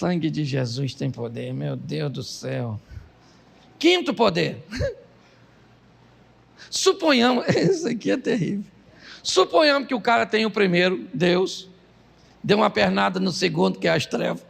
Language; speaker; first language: Portuguese; native; Portuguese